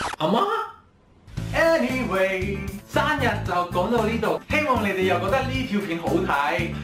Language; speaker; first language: Cantonese; non-native, fluent; Spanish